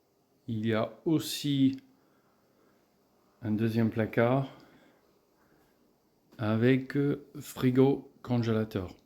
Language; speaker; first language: French; non-native, fluent; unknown